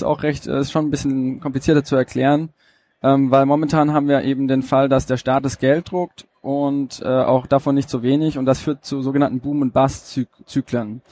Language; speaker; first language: German; native; German